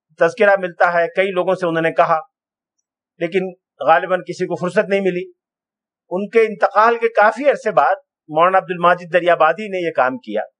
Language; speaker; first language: Urdu; native; Urdu